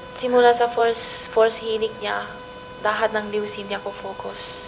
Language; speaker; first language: Filipino; non-native, learner; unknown